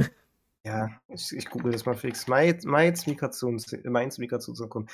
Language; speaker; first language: German; native; German